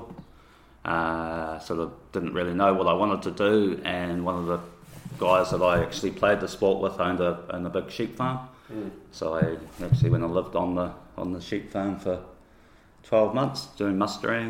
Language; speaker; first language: English; native; English